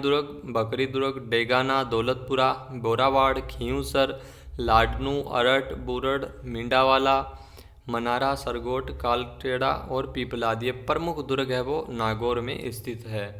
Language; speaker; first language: Hindi; native; Hindi